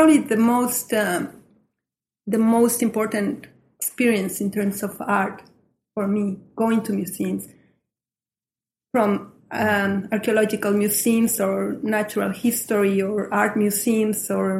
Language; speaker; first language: English; non-native, fluent; Spanish